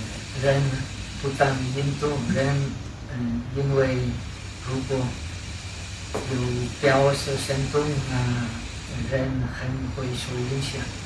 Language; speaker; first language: Chinese; non-native, fluent; Czech